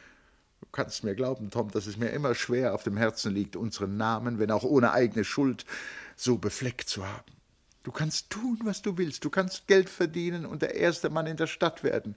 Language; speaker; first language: German; native; German